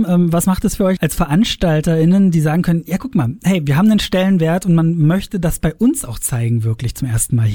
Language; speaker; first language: German; native; German